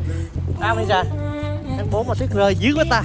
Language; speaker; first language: Vietnamese; native; Vietnamese